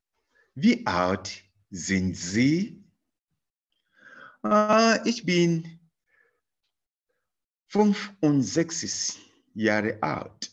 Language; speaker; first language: German; non-native, learner; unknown